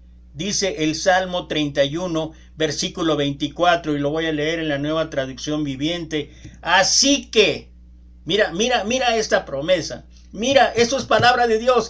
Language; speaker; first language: Spanish; native; Spanish